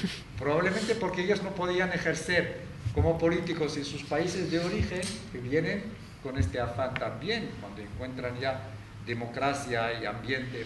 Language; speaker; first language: Spanish; non-native, fluent; Arabic